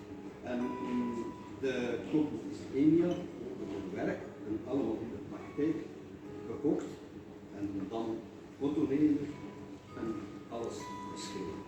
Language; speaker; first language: Dutch; non-native, learner; Kurdish